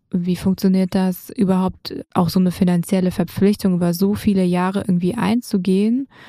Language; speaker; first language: German; native; German